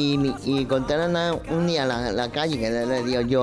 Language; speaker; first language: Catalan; non-native, local second language; Spanish